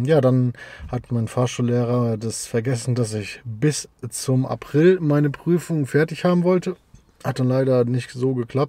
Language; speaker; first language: German; native; German